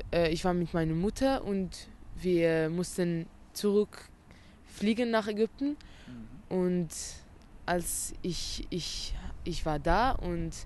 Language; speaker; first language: German; non-native, learner; Arabic